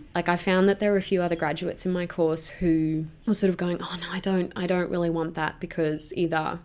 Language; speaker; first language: English; native; English